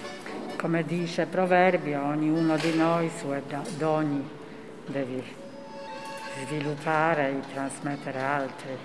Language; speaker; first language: Italian; non-native, learner; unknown